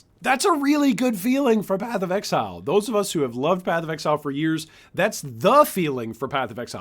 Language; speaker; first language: English; native; English